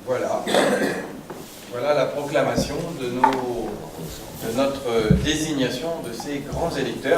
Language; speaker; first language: French; native; French